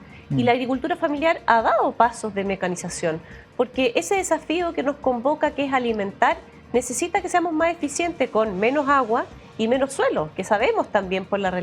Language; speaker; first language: Spanish; native; Spanish